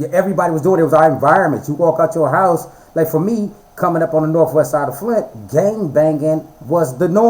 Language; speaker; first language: English; native; English